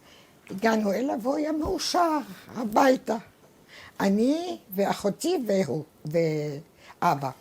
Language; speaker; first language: Hebrew; non-native, fluent; Arabic